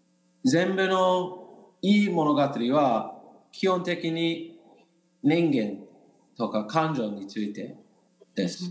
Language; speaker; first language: Japanese; non-native, learner; English